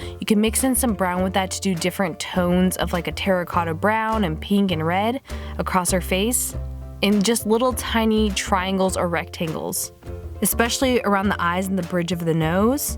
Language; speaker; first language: English; native; English